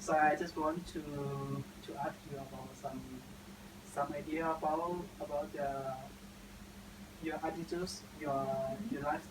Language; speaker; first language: English; non-native, learner; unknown